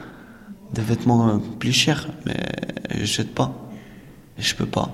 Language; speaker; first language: French; non-native, learner; Albanian